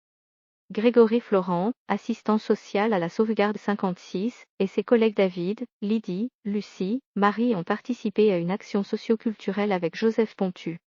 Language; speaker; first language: French; native; French